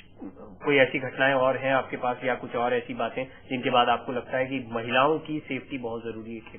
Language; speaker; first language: Hindi; native; Hindi